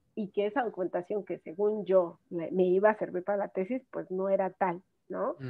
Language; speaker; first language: Spanish; native; Spanish